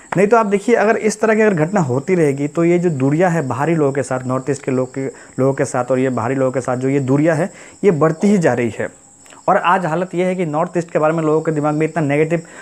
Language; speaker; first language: Hindi; non-native, local second language; Assamese